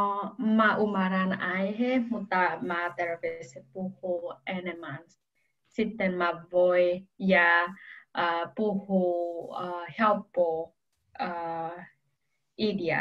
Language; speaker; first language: Finnish; non-native, learner; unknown